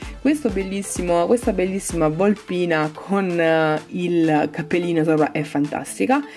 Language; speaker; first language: Italian; native; Italian